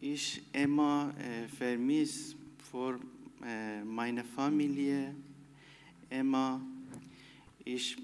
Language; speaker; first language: German; non-native, learner; Persian